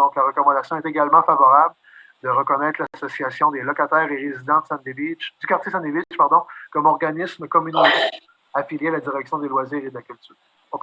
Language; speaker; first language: French; native; French